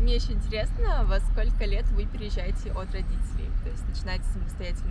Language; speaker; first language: Russian; native; Russian